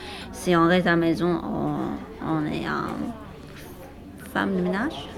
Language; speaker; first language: French; non-native, learner; Chinese